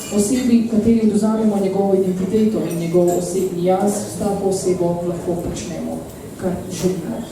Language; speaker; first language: Slovenian; early bilingual, other home language; Bosnian